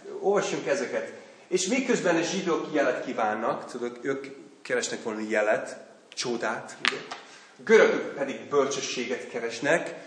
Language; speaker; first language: Hungarian; non-native, fluent; English